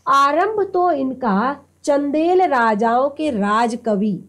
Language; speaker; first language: Hindi; native; Hindi